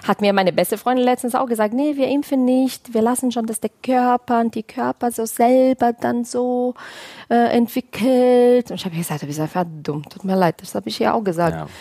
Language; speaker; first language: German; non-native, fluent; Portuguese